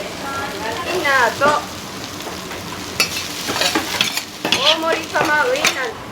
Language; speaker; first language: Japanese; native; Japanese